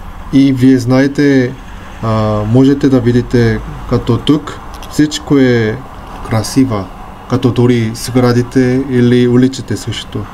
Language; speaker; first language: Bulgarian; non-native, learner; Korean